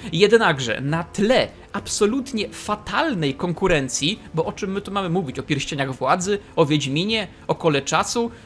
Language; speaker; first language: Polish; native; Polish